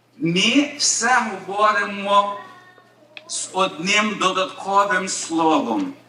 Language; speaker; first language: Ukrainian; early bilingual, heritage; Ukrainian